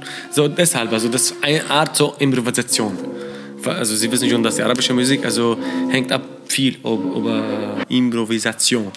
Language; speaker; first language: German; non-native, learner; Arabic